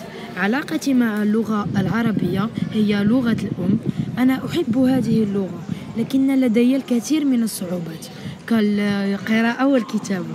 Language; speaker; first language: Arabic; early bilingual, heritage; French